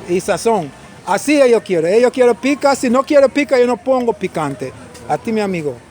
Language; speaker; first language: Spanish; non-native, learner; English